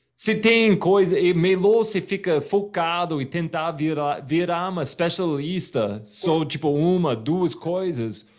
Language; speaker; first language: Portuguese; non-native, fluent; English